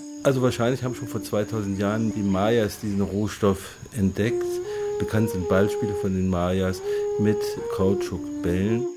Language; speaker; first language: German; native; German